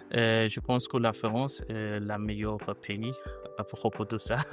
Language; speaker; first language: French; non-native, learner; Persian